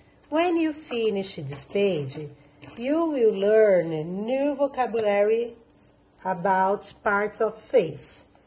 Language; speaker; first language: English; non-native, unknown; Portuguese